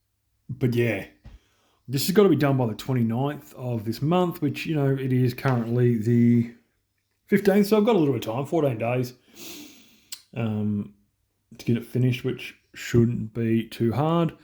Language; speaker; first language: English; native; English